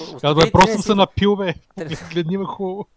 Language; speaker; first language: Bulgarian; native; Bulgarian